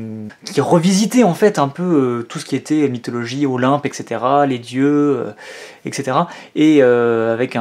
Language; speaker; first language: French; native; French